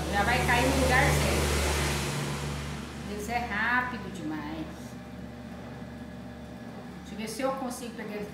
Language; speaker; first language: Portuguese; native; Portuguese